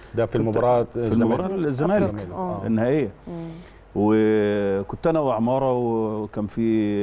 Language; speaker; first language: Arabic; native; Arabic